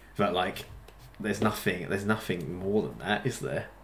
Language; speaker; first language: English; native; English